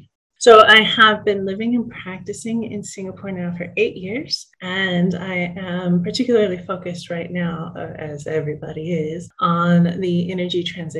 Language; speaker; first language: English; native; English